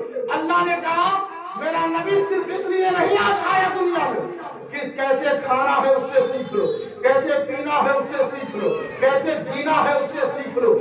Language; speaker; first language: Urdu; native; Urdu